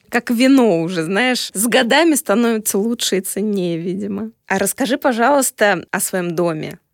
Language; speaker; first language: Russian; native; Russian